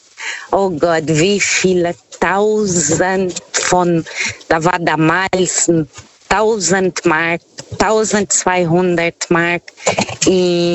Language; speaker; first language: German; non-native, fluent; Portuguese